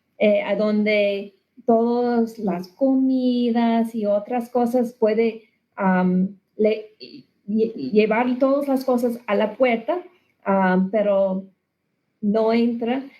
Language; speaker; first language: Spanish; non-native, learner; English